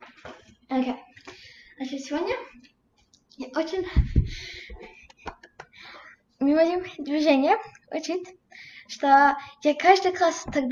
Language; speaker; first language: Russian; early bilingual, heritage; Russian